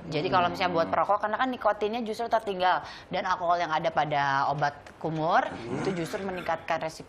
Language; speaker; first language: Indonesian; native; Indonesian